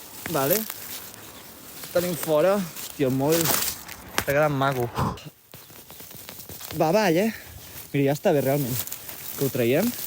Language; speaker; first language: Catalan; native; Catalan